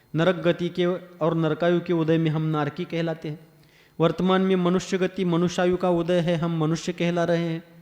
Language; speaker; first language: Hindi; non-native, local second language; Marathi